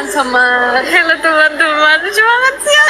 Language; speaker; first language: Indonesian; non-native, learner; Turkish